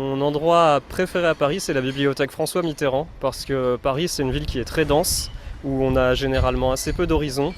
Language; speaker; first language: French; native; French